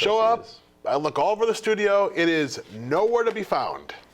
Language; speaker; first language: English; native; English